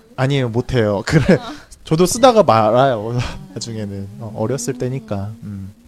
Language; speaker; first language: Korean; native; Korean